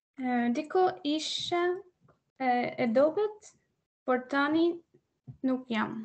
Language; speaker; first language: Albanian; non-native, learner; Norwegian